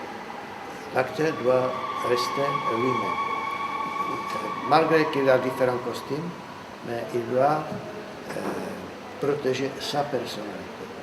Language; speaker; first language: French; non-native, fluent; Czech